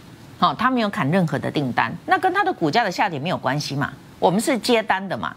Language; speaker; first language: Chinese; native; Chinese